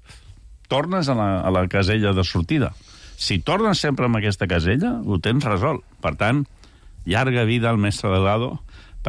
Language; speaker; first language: Catalan; native; Catalan